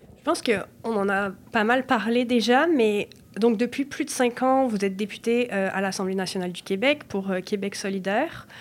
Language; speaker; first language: French; native; French